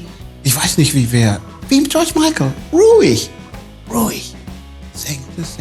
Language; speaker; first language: German; non-native, fluent; English